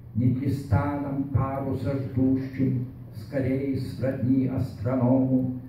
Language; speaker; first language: Russian; non-native, local second language; Lithuanian